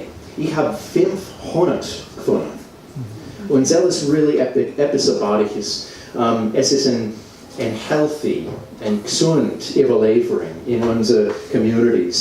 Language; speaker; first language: German; non-native, learner; English